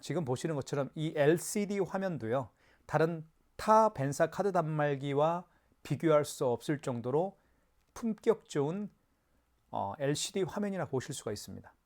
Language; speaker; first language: Korean; native; Korean